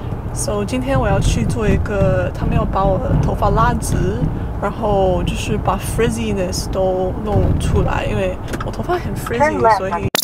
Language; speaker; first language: Chinese; early bilingual, heritage; Chinese